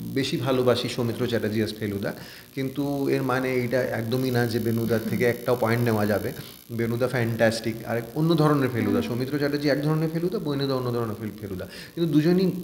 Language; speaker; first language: Bangla; early bilingual, heritage; Bangla